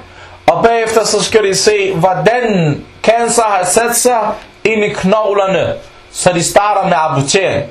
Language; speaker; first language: Danish; non-native, fluent; Arabic